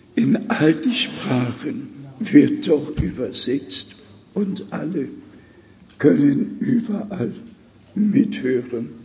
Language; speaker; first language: German; native; German